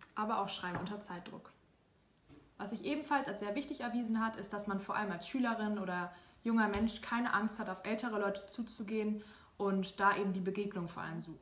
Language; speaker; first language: German; native; German